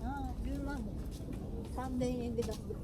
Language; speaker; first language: Japanese; native; Japanese